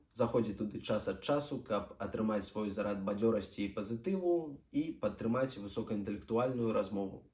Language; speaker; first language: Belarusian; non-native, local second language; Russian